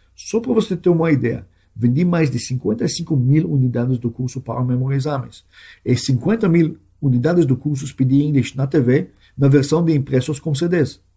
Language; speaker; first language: Portuguese; non-native, fluent; Hebrew